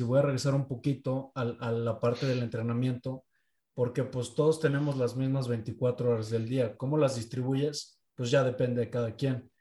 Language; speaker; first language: Spanish; native; Spanish